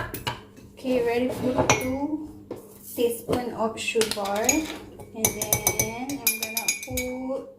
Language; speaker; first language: English; non-native, local second language; Filipino